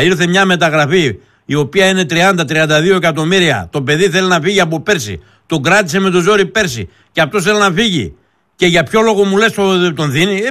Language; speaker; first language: Greek; native; Greek